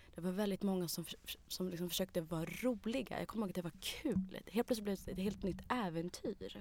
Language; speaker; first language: Swedish; early bilingual, other home language; Arabic